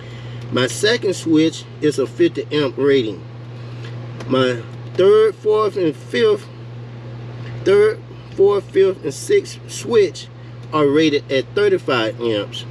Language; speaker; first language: English; native; English